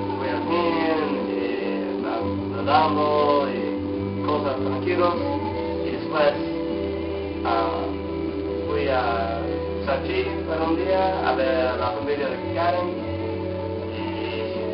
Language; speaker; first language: Spanish; non-native, learner; English